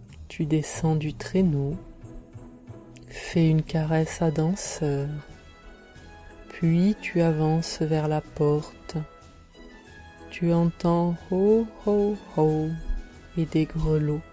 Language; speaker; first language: French; native; French